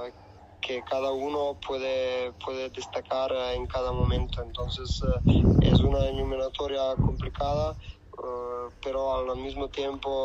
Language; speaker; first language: Spanish; non-native, fluent; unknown